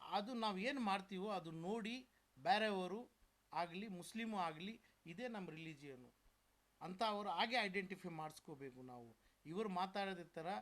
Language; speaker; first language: Kannada; non-native, local second language; Urdu